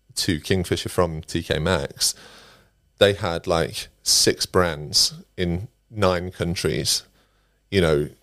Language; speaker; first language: English; native; English